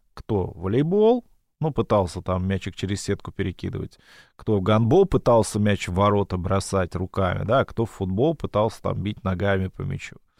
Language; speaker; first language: Russian; native; Russian